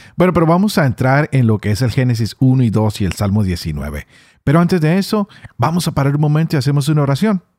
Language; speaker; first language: Spanish; native; Spanish